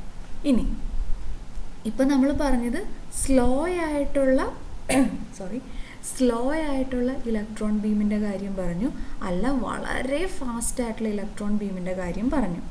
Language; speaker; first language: Malayalam; native; Malayalam